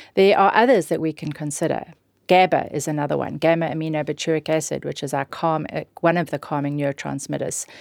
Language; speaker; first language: English; native; English